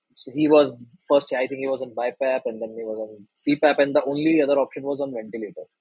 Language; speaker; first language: English; non-native, local second language; Hindi